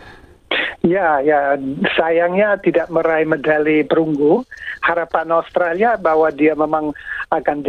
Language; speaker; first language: Indonesian; non-native, fluent; English